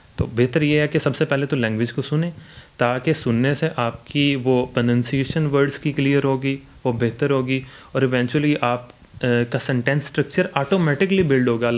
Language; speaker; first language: Urdu; non-native, local second language; Punjabi